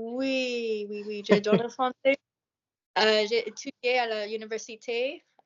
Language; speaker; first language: French; non-native, learner; English